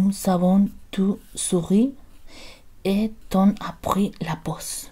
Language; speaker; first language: French; non-native, learner; Spanish